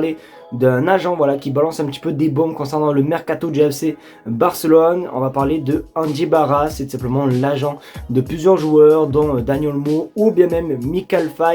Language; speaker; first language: French; native; French